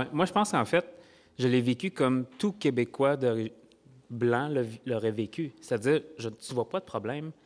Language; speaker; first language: French; early bilingual, other home language; Vietnamese